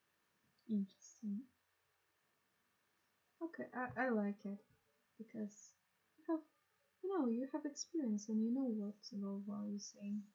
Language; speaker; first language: English; non-native, learner; Russian